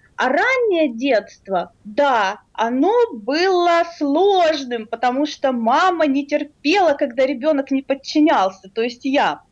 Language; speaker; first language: Russian; native; Russian